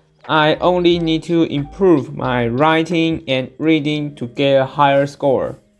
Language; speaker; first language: English; non-native, fluent; Chinese